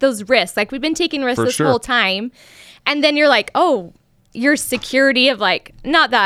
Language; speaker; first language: English; native; English